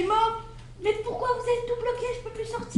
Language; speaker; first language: French; native; French